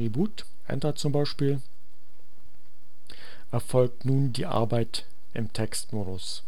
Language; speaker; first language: German; native; German